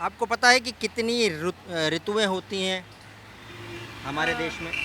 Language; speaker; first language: Hindi; native; Hindi